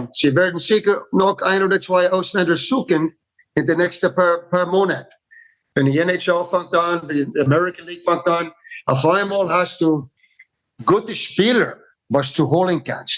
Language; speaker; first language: German; non-native, learner; English